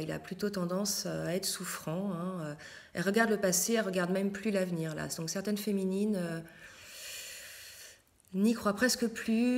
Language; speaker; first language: French; native; French